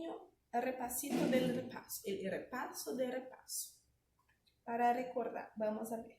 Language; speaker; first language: Spanish; non-native, fluent; Portuguese